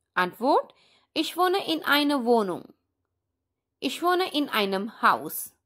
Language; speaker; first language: German; non-native, fluent; Hindi